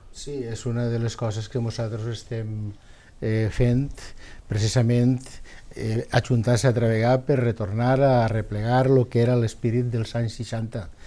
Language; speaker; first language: Catalan; native; Catalan